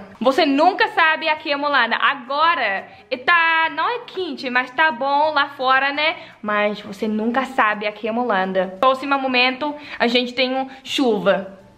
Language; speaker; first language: Portuguese; non-native, learner; Dutch